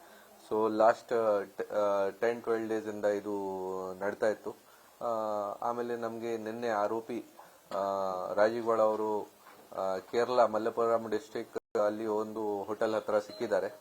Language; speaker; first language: Kannada; non-native, local second language; Hindi